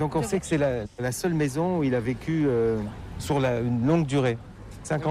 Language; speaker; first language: French; native; French